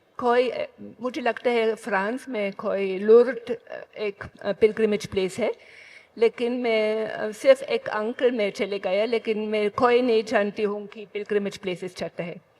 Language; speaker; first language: Hindi; non-native, learner; German